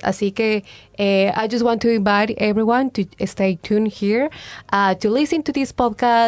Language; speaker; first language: English; non-native, fluent; Spanish